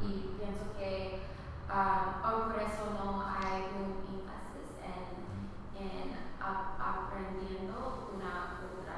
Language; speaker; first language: Spanish; early bilingual, heritage; Spanish